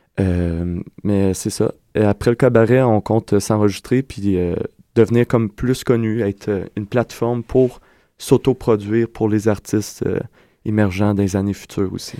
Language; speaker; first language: French; native; French